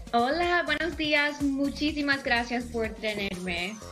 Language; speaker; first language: Spanish; early bilingual, other home language; English